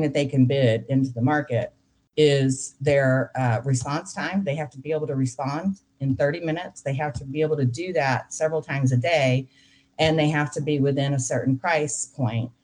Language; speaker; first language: English; native; English